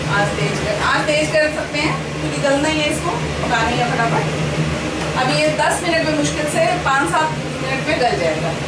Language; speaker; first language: Hindi; native; Hindi